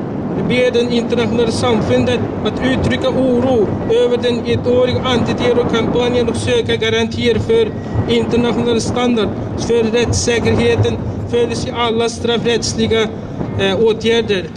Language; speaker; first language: Swedish; non-native, fluent; Uyghur